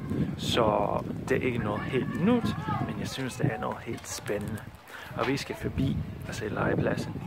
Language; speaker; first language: Danish; non-native, fluent; English